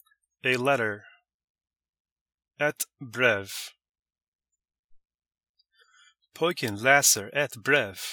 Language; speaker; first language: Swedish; non-native, learner; English